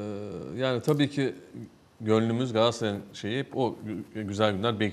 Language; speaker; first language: Turkish; native; Turkish